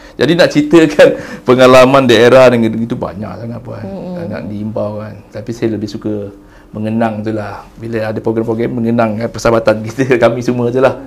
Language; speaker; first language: Malay; native; Malay